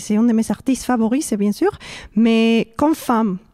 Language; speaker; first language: French; non-native, learner; Spanish